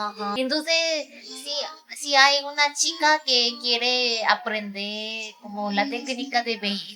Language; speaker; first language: Spanish; non-native, fluent; Korean